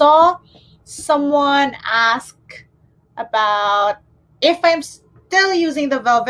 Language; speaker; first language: English; non-native, local second language; Filipino